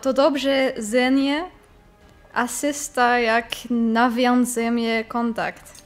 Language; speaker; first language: Polish; non-native, learner; French